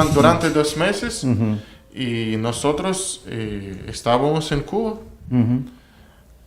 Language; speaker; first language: Spanish; non-native, learner; Russian